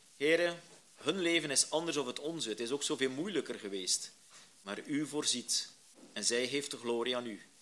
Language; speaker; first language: Dutch; native; Dutch